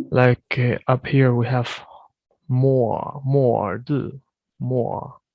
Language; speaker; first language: English; non-native, fluent; Swedish